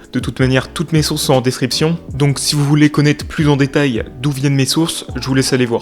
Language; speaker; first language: French; native; French